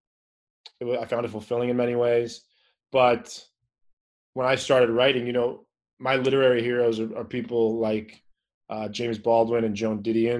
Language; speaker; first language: English; native; English